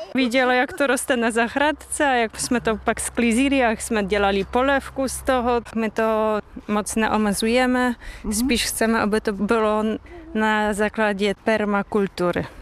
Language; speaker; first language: Czech; non-native, fluent; Polish